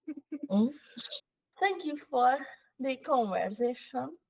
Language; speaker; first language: English; non-native, learner; Hungarian